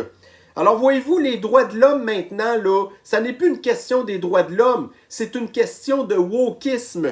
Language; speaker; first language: French; native; French